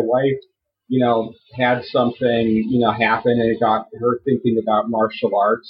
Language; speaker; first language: English; native; English